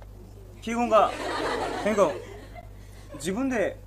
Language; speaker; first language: Japanese; non-native, learner; Korean